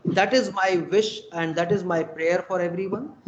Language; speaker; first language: English; non-native, local second language; Hindi